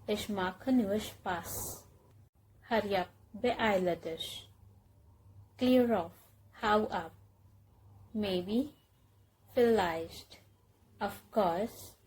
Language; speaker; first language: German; non-native, learner; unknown